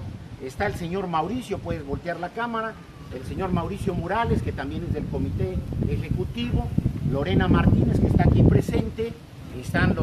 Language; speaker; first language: Spanish; native; Spanish